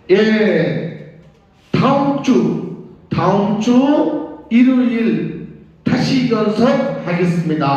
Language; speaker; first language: Korean; non-native, learner; Bangla